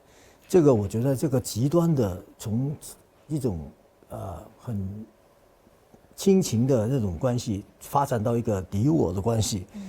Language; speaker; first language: Chinese; non-native, fluent; Cantonese